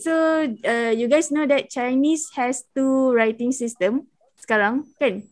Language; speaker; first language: English; non-native, local second language; Malay